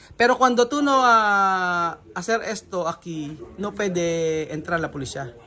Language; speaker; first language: Spanish; non-native, learner; Filipino